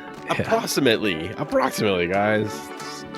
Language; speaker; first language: English; native; English